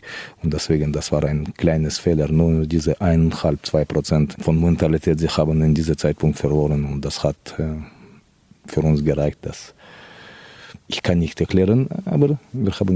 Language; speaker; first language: German; non-native, fluent; Russian